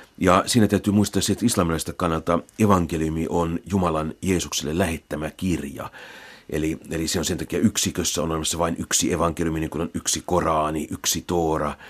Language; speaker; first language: Finnish; native; Finnish